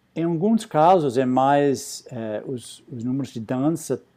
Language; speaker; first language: Portuguese; non-native, fluent; English